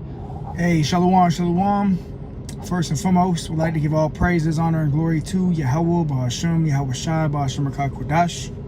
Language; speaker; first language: English; native; English